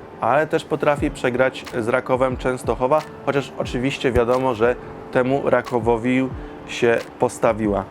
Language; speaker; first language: Polish; native; Polish